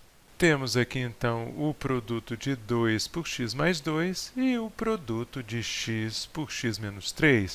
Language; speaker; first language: Portuguese; native; Portuguese